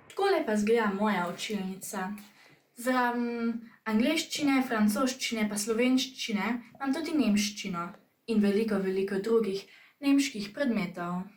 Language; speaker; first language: Slovenian; early bilingual, heritage; Slovenian